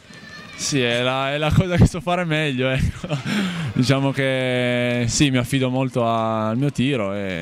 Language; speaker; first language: Italian; native; Italian